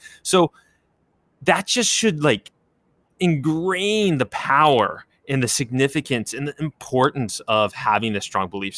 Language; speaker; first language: English; native; English